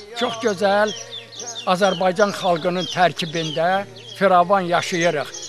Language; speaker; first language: Azerbaijani; non-native, local second language; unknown